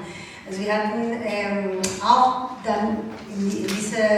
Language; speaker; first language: German; non-native, learner; Ukrainian